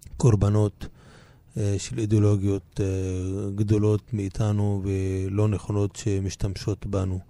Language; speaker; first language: Hebrew; non-native, local second language; Arabic